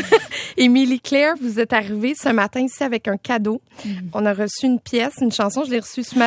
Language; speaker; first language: French; native; French